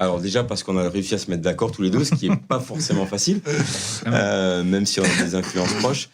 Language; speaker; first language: French; native; French